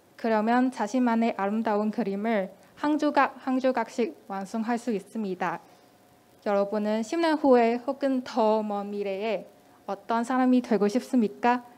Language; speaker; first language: Korean; non-native, fluent; Cantonese